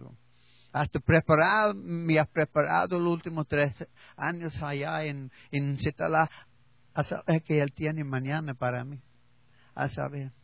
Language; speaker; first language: Spanish; non-native, learner; English